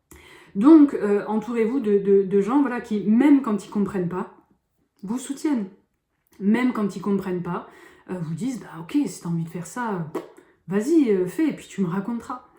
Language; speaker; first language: French; native; French